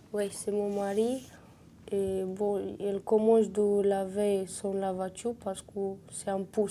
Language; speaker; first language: French; non-native, learner; Romanian